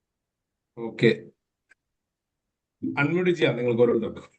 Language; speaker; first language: Malayalam; native; Malayalam